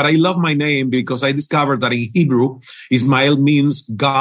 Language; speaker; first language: English; non-native, fluent; Spanish